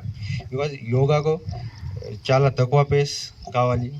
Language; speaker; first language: Telugu; non-native, learner; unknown